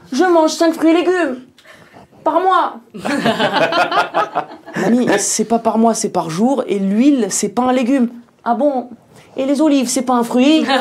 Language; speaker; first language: French; native; French